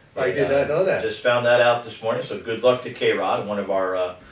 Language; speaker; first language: English; native; English